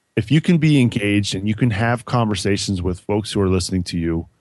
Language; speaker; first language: English; native; English